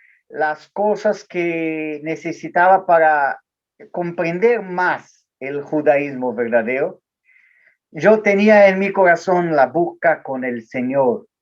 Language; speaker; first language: Spanish; non-native, learner; Portuguese